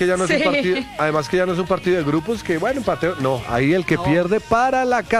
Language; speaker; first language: Spanish; native; Spanish